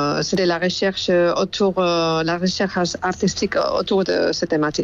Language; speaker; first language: French; non-native, fluent; Spanish